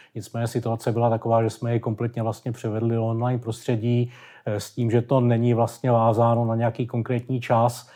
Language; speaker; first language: Czech; native; Czech